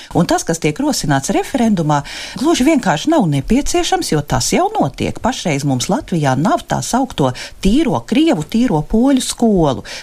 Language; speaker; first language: Latvian; native; Latvian